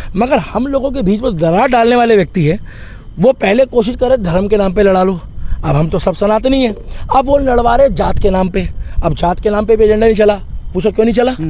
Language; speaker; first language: Hindi; native; Hindi